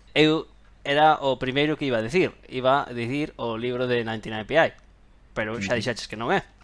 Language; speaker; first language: Galician; non-native, local second language; Spanish